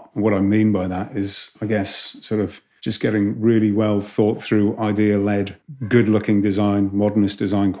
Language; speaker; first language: English; native; English